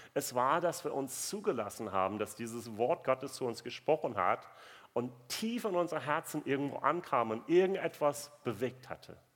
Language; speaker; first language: German; non-native, fluent; English